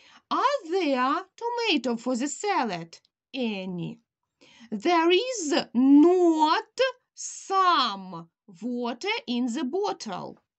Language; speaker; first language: English; non-native, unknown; Ukrainian